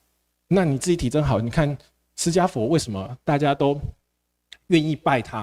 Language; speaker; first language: Chinese; native; Chinese